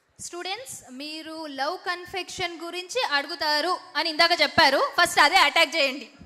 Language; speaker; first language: Telugu; native; Telugu